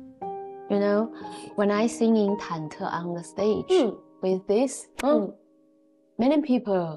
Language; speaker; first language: English; non-native, learner; Chinese